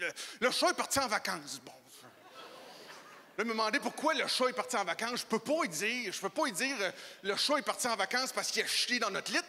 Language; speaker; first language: French; native; French